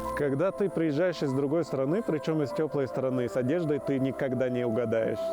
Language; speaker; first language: Russian; non-native, fluent; Arabic